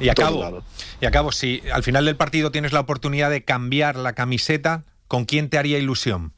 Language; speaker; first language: Spanish; native; Spanish